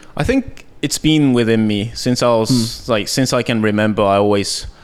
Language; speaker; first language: English; early bilingual, heritage; Japanese